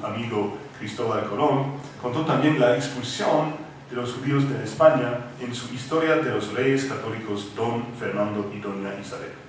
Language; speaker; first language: Spanish; non-native, fluent; English